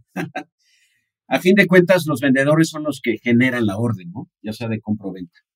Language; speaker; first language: Spanish; native; Spanish